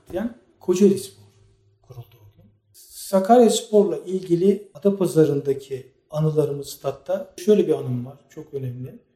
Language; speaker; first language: Turkish; native; Turkish